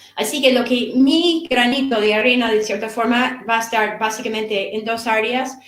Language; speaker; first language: Spanish; non-native, fluent; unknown